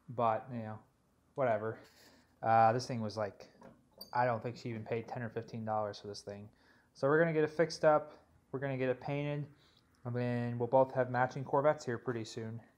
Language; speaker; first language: English; native; English